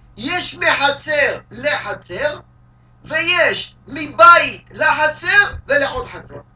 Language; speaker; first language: Hebrew; native; Hebrew